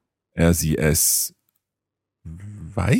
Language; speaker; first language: German; non-native, fluent; English